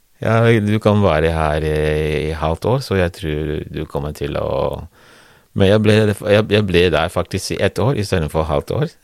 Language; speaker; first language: Norwegian; non-native, fluent; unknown